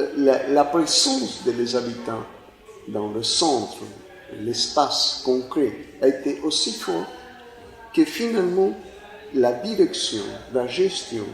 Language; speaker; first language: French; non-native, fluent; Spanish